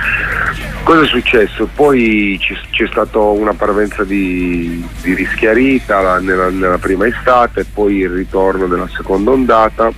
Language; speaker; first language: Italian; native; Italian